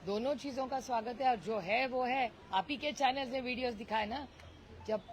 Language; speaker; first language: Hindi; non-native, local second language; Marathi